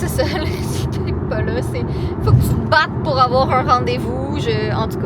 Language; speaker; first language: French; native; French